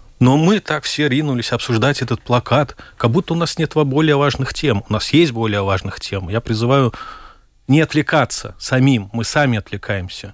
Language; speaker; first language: Russian; native; Russian